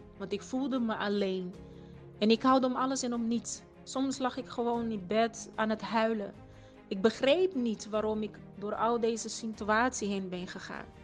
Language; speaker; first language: Dutch; non-native, fluent; Portuguese